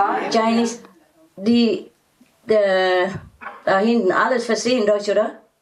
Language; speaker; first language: German; non-native, learner; Vietnamese